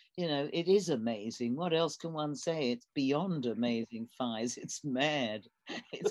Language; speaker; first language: English; native; English